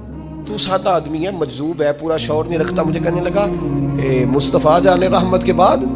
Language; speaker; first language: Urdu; non-native, local second language; Punjabi